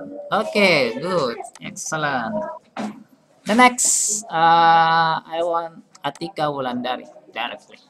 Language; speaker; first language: English; non-native, fluent; Indonesian